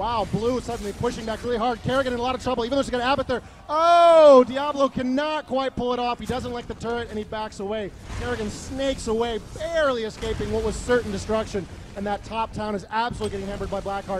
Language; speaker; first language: English; native; English